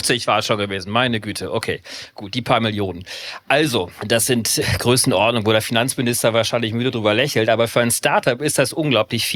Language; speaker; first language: German; native; German